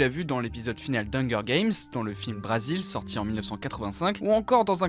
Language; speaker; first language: French; native; French